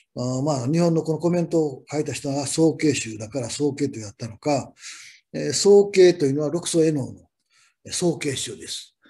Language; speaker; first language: Japanese; native; Japanese